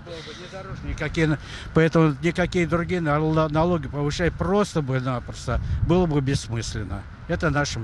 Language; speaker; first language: Russian; native; Russian